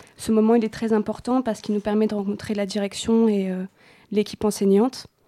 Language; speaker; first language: French; native; French